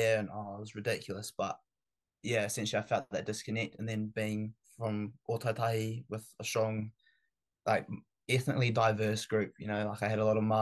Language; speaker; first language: English; native; English